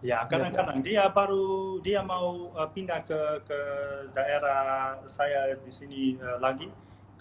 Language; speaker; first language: Indonesian; non-native, fluent; Dutch